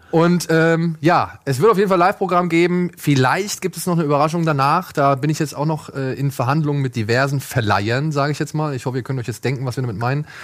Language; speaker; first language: German; native; German